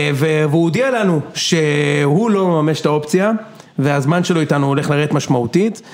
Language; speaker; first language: Hebrew; native; Hebrew